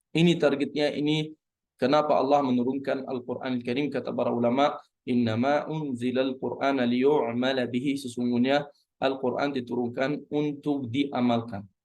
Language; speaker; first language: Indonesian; non-native, fluent; Arabic